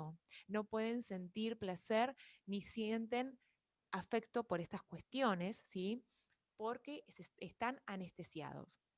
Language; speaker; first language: Spanish; native; Spanish